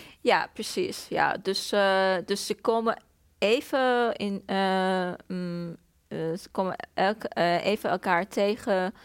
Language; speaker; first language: Dutch; non-native, fluent; Persian